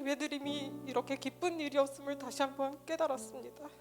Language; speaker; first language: Korean; native; Korean